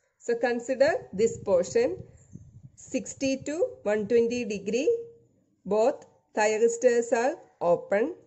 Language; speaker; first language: English; non-native, local second language; Malayalam